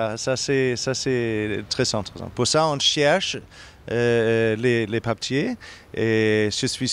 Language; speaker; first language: French; non-native, fluent; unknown